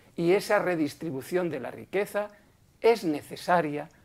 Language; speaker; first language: Spanish; native; Spanish